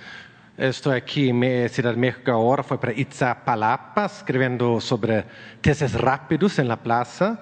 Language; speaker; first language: Spanish; non-native, learner; Swedish